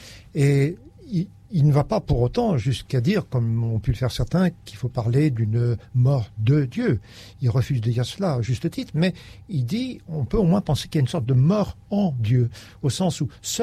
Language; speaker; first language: French; native; French